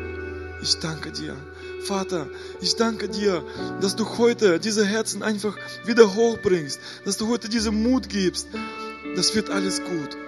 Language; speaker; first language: German; non-native, fluent; Russian